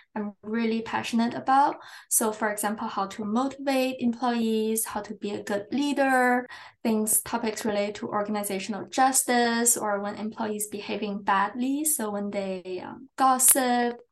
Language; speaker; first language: English; non-native, fluent; Chinese